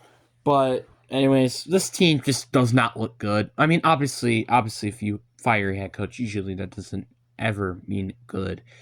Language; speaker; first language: English; native; English